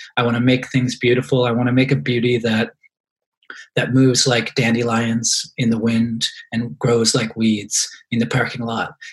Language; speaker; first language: English; native; English